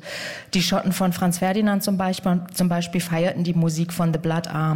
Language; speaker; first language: German; native; German